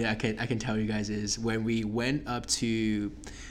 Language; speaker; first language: English; non-native, local second language; Cantonese